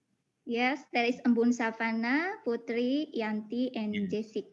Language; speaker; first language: English; non-native, fluent; Indonesian